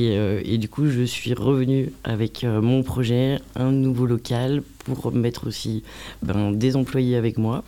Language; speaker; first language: French; native; French